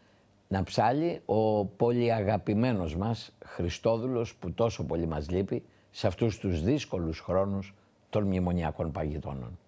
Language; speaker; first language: Greek; native; Greek